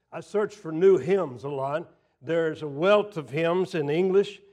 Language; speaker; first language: English; native; English